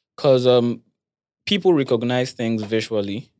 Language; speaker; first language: English; non-native, local second language; Yoruba